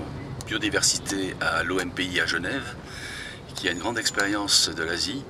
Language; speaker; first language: French; native; French